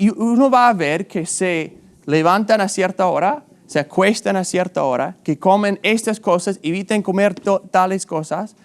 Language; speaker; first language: Spanish; non-native, fluent; English